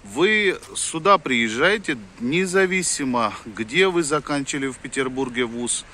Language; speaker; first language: Russian; non-native, fluent; Hindi